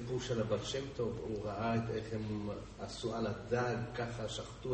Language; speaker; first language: Hebrew; non-native, learner; English